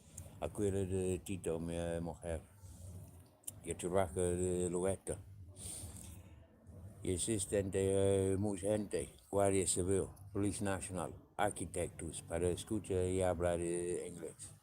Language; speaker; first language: Spanish; non-native, learner; English